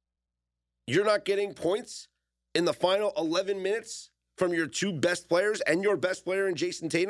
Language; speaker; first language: English; native; English